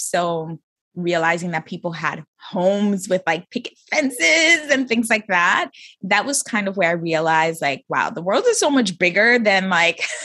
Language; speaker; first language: English; native; English